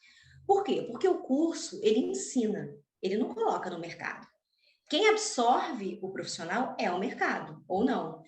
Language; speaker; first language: Portuguese; native; Portuguese